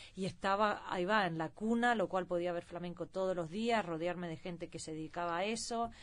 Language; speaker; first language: Spanish; early bilingual, heritage; Swedish